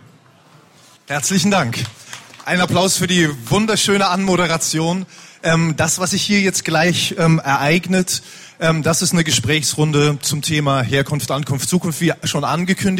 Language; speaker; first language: German; native; German